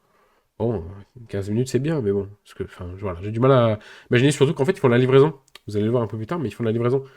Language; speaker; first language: French; native; French